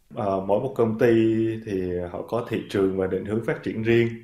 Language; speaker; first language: Vietnamese; native; Vietnamese